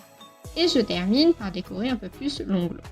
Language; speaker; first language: French; native; French